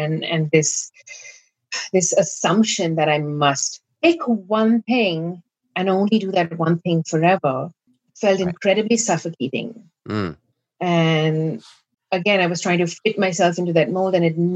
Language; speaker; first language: English; non-native, local second language; Gujarati